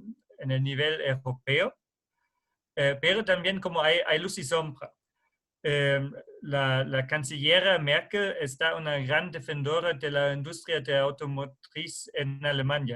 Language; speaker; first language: Spanish; non-native, fluent; German